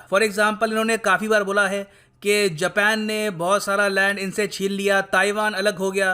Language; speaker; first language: Hindi; native; Hindi